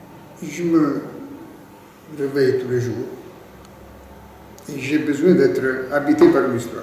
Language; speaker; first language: French; non-native, fluent; Italian